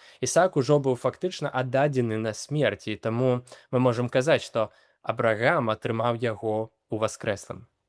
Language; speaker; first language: Belarusian; native; Belarusian